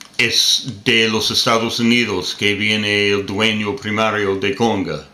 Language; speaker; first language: Spanish; non-native, learner; English